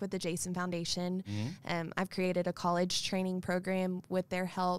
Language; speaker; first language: English; native; English